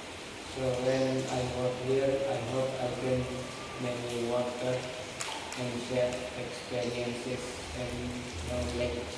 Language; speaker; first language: English; non-native, learner; Indonesian